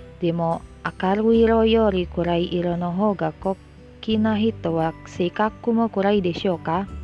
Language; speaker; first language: Japanese; non-native, learner; Indonesian